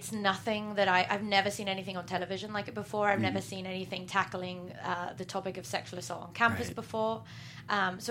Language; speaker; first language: English; native; English